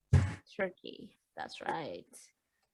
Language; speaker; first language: English; non-native, learner; Vietnamese